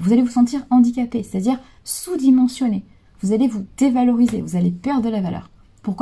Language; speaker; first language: French; native; French